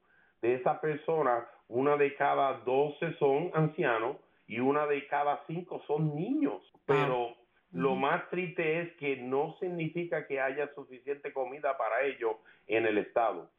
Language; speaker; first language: Spanish; early bilingual, heritage; Spanish